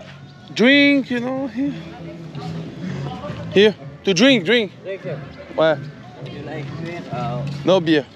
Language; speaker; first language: English; non-native, learner; French